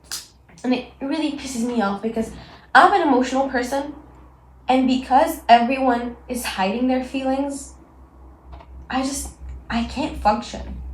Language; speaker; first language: English; non-native, local second language; Arabic